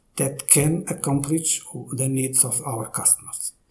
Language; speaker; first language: English; non-native, fluent; Portuguese